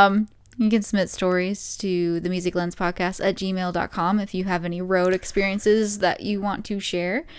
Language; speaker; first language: English; native; English